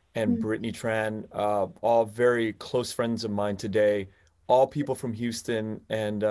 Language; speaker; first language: English; early bilingual, other home language; Vietnamese